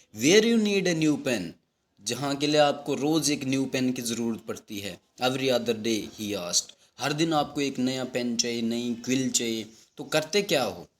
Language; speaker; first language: Hindi; native; Hindi